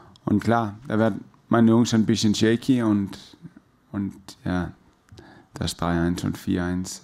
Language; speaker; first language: German; non-native, fluent; Danish